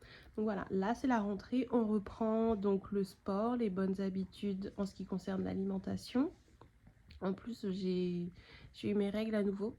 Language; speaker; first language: French; native; French